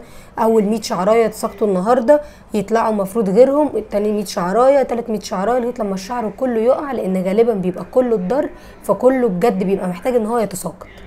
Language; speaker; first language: Arabic; native; Arabic